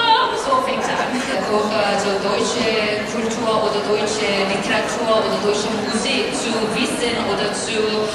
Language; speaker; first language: German; non-native, learner; Korean